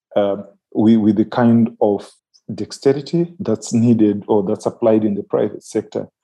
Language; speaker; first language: English; non-native, local second language; Shona